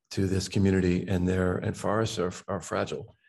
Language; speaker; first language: English; native; English